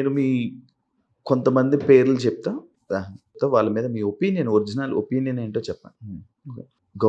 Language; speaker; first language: Telugu; native; Telugu